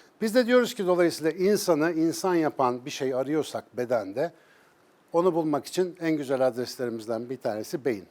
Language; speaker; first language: Turkish; native; Turkish